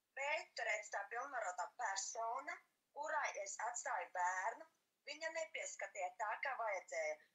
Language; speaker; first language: Latvian; native; Latvian